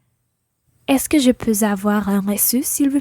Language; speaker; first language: French; non-native, learner; English